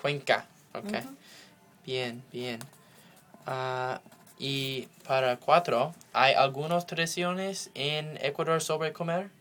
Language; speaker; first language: Spanish; non-native, learner; English